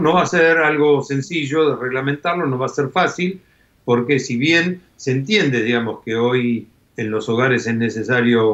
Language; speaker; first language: Spanish; native; Spanish